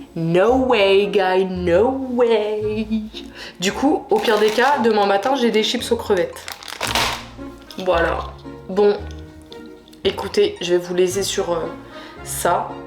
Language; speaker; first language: French; native; French